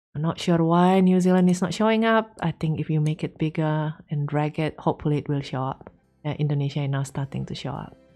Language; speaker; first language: English; non-native, fluent; Indonesian